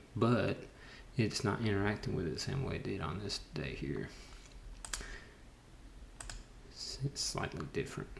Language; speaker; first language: English; native; English